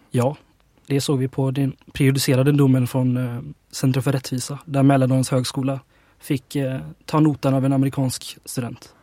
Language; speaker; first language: Swedish; early bilingual, other home language; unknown